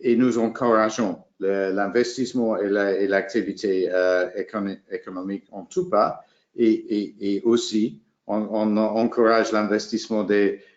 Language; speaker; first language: French; non-native, fluent; English